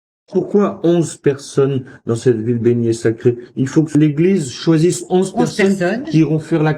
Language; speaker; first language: French; native; French